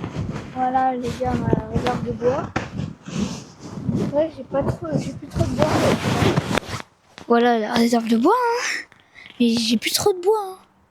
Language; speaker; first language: French; native; French